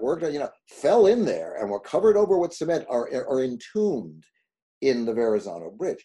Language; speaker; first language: English; native; English